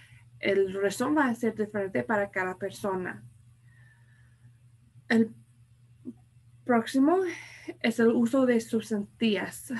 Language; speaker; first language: Spanish; non-native, fluent; English